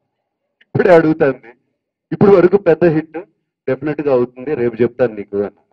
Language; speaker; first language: Telugu; native; Telugu